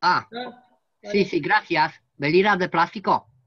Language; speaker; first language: Spanish; non-native, learner; French